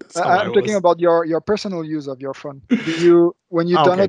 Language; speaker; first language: English; non-native, fluent; French